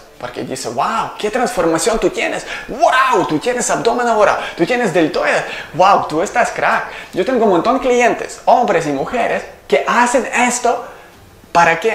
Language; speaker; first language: Spanish; non-native, learner; Ukrainian